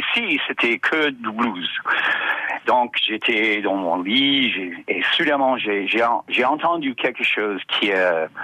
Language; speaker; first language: French; non-native, learner; English